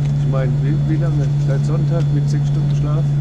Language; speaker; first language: German; native; German